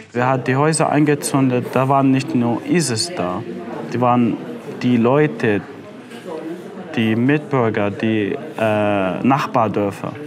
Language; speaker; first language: German; non-native, fluent; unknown